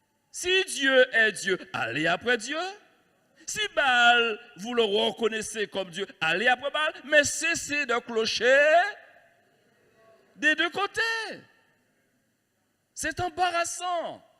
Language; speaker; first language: French; native; French